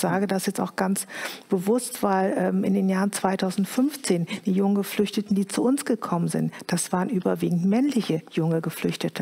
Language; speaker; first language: German; native; German